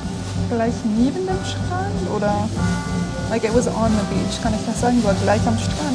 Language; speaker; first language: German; non-native, learner; English